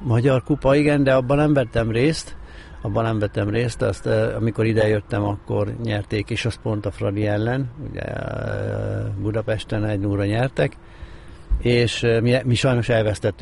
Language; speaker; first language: Hungarian; native; Hungarian